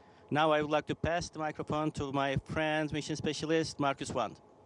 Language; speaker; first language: English; non-native, fluent; Turkish